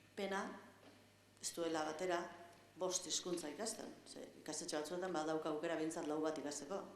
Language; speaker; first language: Basque; non-native, local second language; Spanish